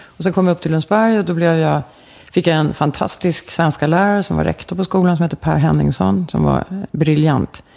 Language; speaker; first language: Swedish; native; Swedish